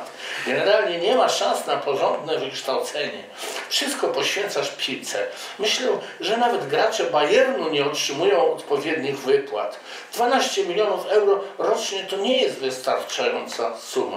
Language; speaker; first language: Polish; native; Polish